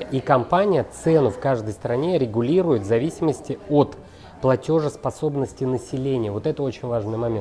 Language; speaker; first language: Russian; native; Russian